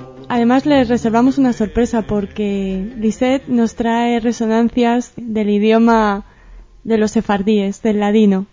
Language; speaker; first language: Spanish; native; Spanish